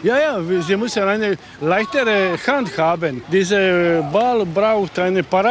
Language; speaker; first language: German; non-native, learner; Croatian